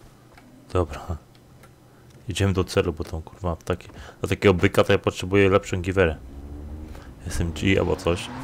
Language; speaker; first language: Polish; native; Polish